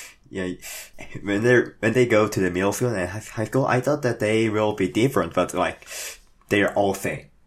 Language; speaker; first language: English; non-native, fluent; Korean